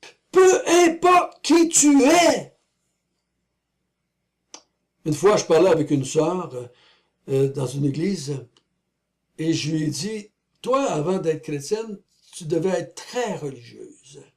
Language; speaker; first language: French; native; French